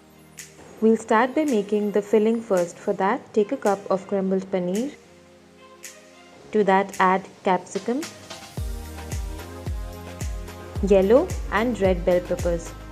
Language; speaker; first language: English; non-native, local second language; Hindi